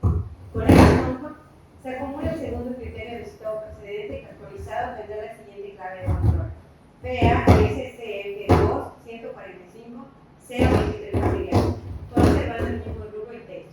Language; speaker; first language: Spanish; native; Spanish